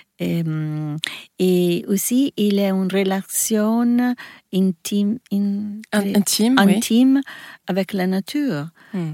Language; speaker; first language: French; non-native, learner; Italian